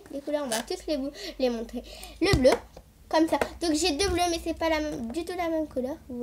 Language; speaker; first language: French; native; French